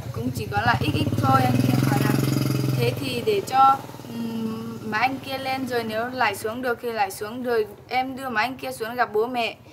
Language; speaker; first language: Vietnamese; non-native, local second language; Hmong